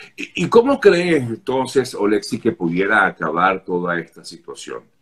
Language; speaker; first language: Spanish; native; Spanish